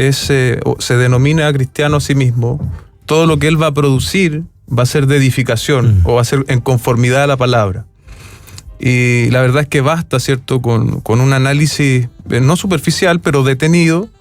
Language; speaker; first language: Spanish; native; Spanish